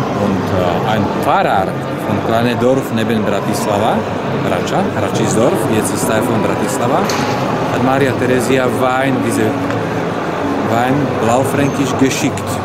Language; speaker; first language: German; non-native, learner; Slovak